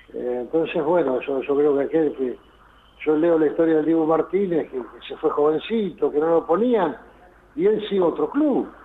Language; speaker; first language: Spanish; native; Spanish